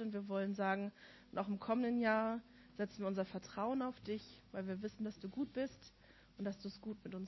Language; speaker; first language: German; native; German